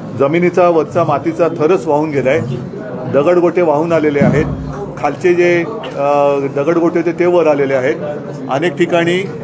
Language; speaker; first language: Marathi; native; Marathi